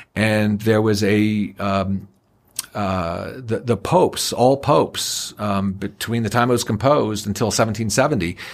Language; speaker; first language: English; native; English